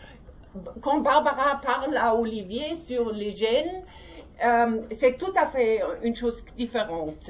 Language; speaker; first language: French; non-native, learner; German